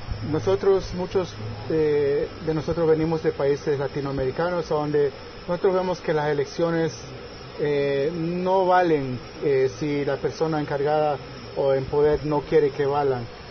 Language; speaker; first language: Spanish; native; Spanish